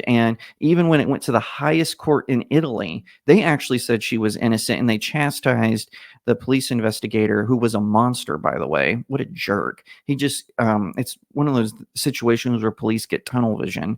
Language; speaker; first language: English; native; English